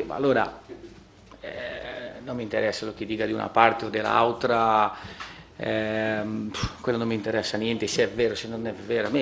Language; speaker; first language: Italian; non-native, fluent; Portuguese